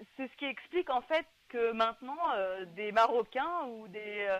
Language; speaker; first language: French; native; French